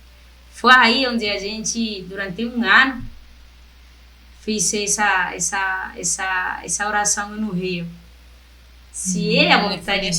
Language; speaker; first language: Portuguese; non-native, fluent; Spanish